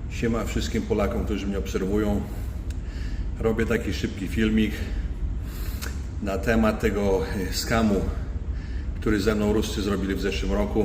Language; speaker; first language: Polish; native; Polish